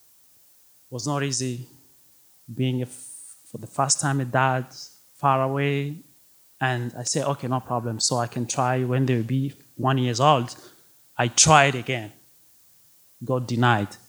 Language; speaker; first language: English; non-native, fluent; Rundi